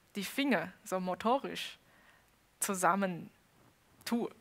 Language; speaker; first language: German; non-native, fluent; Chinese